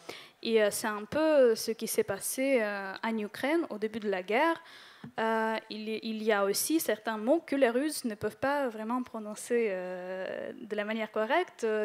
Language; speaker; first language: French; non-native, fluent; Ukrainian